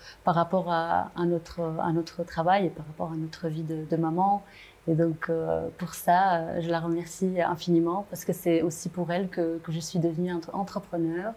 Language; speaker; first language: French; non-native, local second language; Arabic